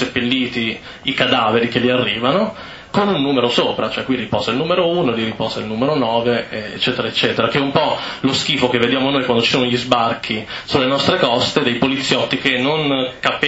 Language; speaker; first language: Italian; native; Italian